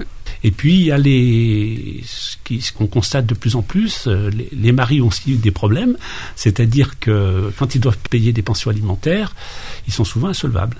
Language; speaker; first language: French; native; French